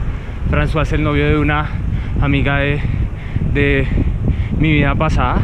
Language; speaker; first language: Spanish; native; Spanish